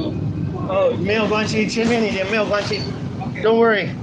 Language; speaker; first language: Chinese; non-native, learner; English